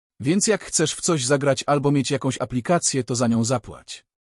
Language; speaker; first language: Polish; native; Polish